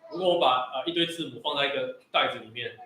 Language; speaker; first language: Chinese; native; Chinese